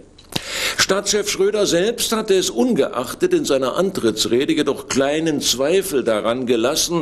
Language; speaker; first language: German; native; German